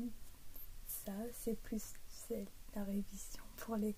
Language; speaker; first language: French; early bilingual, heritage; English